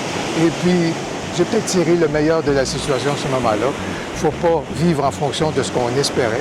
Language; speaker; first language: French; native; French